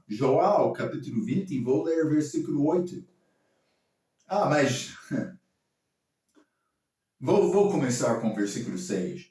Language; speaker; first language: Portuguese; non-native, learner; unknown